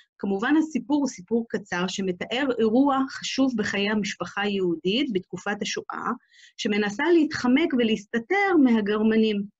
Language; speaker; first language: Hebrew; non-native, local second language; Arabic